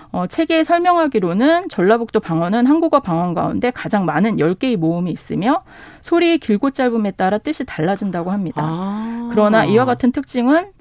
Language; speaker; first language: Korean; native; Korean